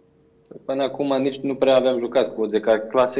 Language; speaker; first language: Romanian; non-native, fluent; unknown